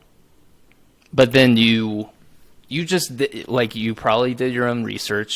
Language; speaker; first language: English; native; English